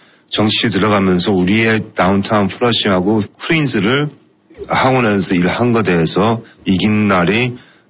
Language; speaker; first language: Korean; non-native, fluent; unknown